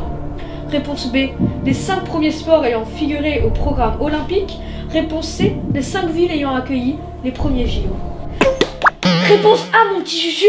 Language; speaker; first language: French; native; French